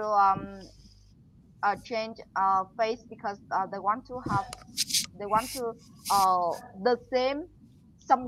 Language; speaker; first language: English; non-native, learner; Vietnamese